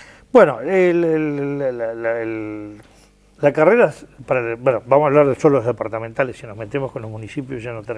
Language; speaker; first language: Spanish; native; Spanish